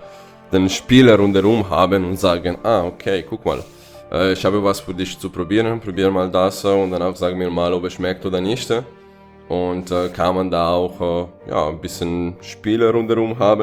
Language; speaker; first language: German; non-native, fluent; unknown